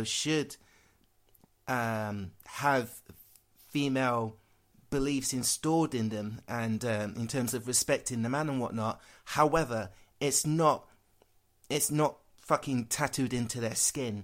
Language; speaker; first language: English; native; English